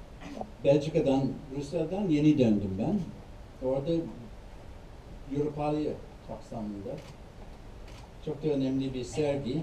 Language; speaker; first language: Turkish; non-native, fluent; English